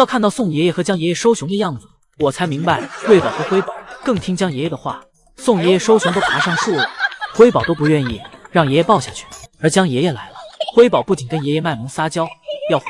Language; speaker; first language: Chinese; native; Chinese